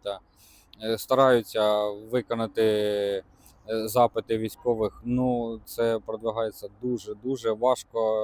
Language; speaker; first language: Ukrainian; non-native, local second language; Russian